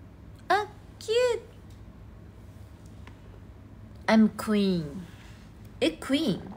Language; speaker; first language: English; non-native, learner; Japanese